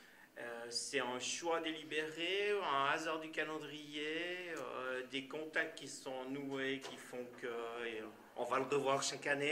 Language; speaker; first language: French; native; French